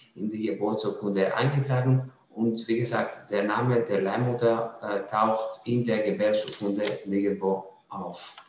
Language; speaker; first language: German; non-native, fluent; Greek